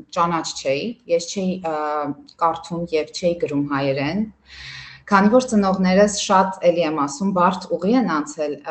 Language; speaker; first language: Armenian; early bilingual, heritage; Armenian